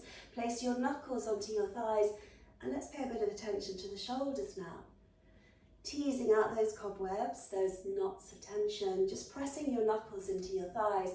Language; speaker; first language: English; native; English